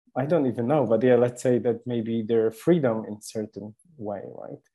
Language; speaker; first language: English; non-native, fluent; Polish